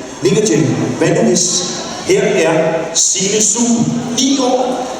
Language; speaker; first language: Danish; native; Danish